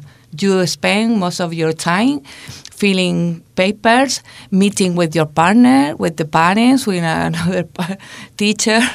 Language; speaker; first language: English; non-native, learner; Spanish